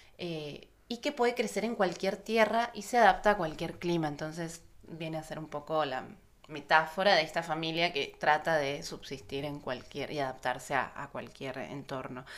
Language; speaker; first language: Spanish; native; Spanish